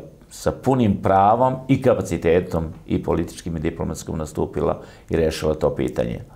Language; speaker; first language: Croatian; native; Croatian